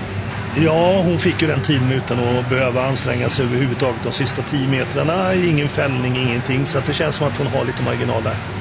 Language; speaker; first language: Swedish; native; Swedish